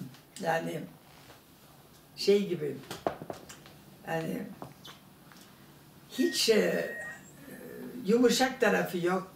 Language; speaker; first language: Turkish; non-native, fluent; German